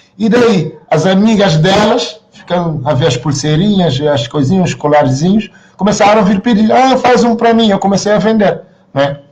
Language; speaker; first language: Portuguese; non-native, local second language; Kabuverdianu